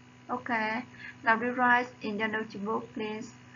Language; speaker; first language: English; non-native, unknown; Vietnamese